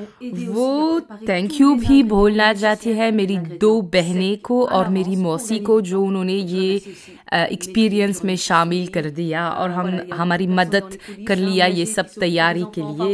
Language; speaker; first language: Hindi; non-native, fluent; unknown